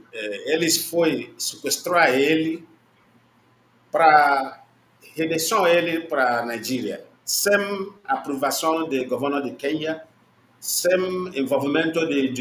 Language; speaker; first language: Portuguese; non-native, learner; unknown